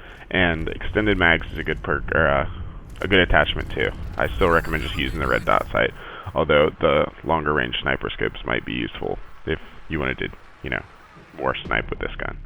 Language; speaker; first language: English; native; English